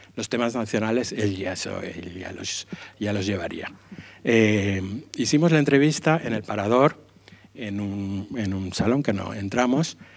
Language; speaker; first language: Spanish; native; Spanish